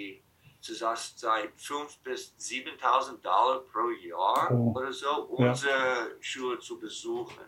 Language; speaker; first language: German; non-native, fluent; English